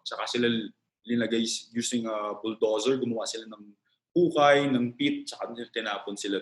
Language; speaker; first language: Filipino; native; Filipino